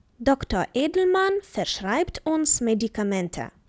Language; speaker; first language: German; non-native, fluent; Ukrainian